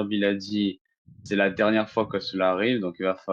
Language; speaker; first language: French; native; French